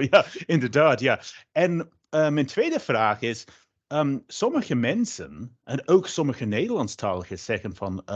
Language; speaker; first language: Dutch; non-native, fluent; English